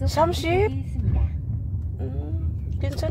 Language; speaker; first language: Korean; non-native, learner; Filipino